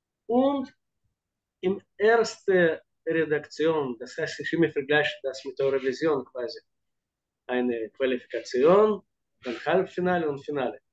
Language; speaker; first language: German; non-native, fluent; Russian